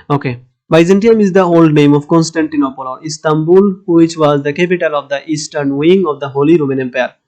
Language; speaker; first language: English; non-native, local second language; Bangla